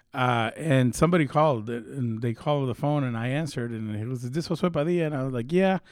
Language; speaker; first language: English; early bilingual, other home language; Spanish